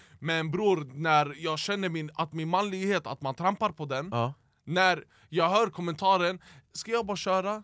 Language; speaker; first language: Swedish; early bilingual, other home language; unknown